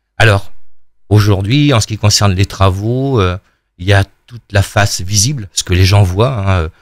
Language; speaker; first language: French; native; French